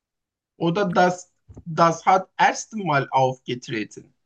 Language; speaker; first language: German; non-native, learner; Turkish